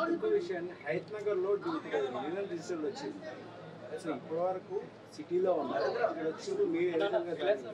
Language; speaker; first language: Telugu; native; Telugu